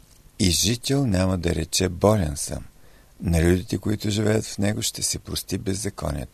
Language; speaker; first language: Bulgarian; native; Bulgarian